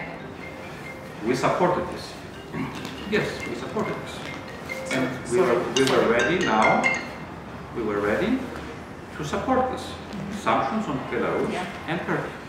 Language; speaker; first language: English; non-native, fluent; Greek